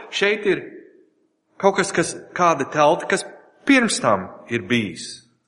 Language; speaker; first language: Latvian; non-native, learner; English